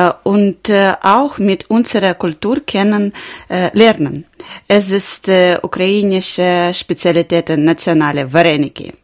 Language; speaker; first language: German; non-native, learner; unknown